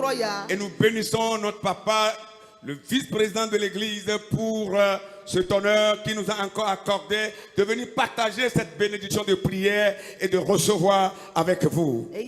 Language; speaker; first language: French; non-native, local second language; Ewe